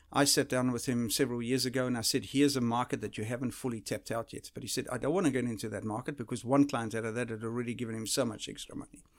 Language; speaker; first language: English; early bilingual, other home language; Dutch